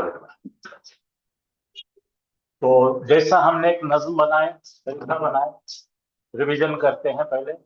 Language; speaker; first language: Hindi; native; Hindi